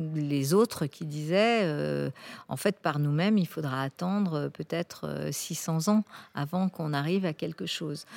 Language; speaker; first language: French; native; French